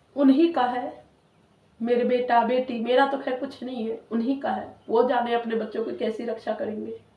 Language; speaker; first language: Hindi; native; Hindi